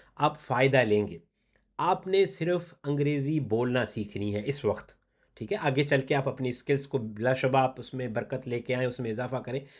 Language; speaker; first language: Urdu; non-native, local second language; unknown